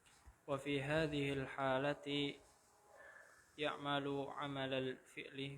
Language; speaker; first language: Arabic; non-native, learner; Indonesian